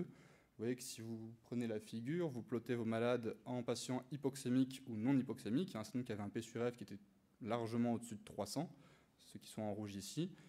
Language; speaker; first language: French; native; French